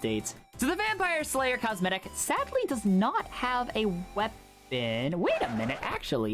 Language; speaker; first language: English; native; English